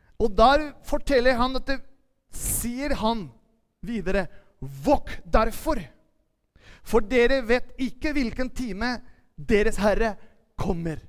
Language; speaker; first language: Norwegian; non-native, fluent; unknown